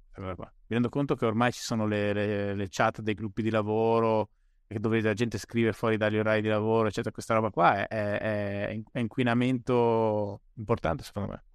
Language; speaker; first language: Italian; native; Italian